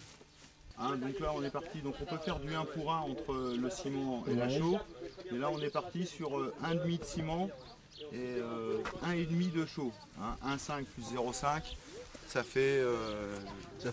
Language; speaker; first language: French; native; French